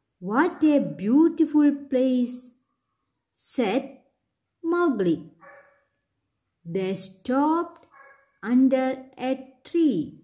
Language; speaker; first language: English; non-native, local second language; Malayalam